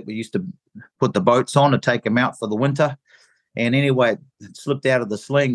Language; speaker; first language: English; native; English